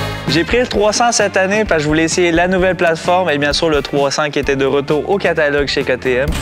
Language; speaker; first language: French; native; French